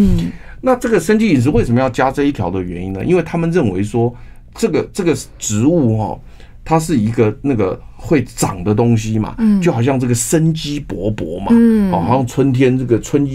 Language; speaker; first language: Chinese; native; Chinese